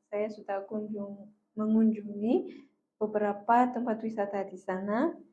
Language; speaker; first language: Indonesian; non-native, fluent; Malagasy